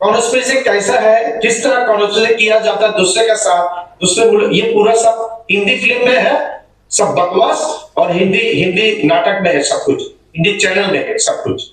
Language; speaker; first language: Hindi; non-native, learner; Bangla